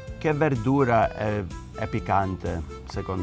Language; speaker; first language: Italian; early bilingual, heritage; English